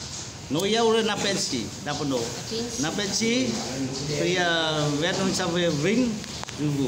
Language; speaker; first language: Russian; non-native, learner; Vietnamese